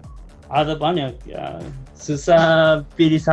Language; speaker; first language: Indonesian; non-native, learner; Japanese